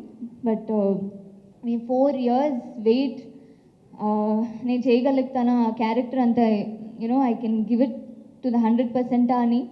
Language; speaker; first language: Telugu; non-native, local second language; Tamil